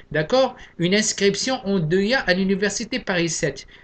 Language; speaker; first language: French; non-native, local second language; Arabic